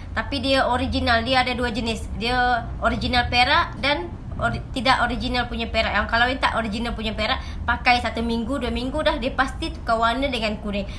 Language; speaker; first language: Malay; native; Malay